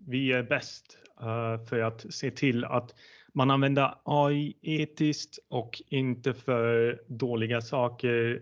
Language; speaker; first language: Swedish; non-native, fluent; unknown